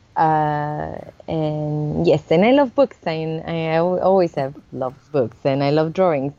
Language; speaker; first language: English; non-native, fluent; Italian